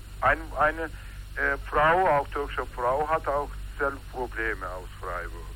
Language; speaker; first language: German; non-native, learner; Turkish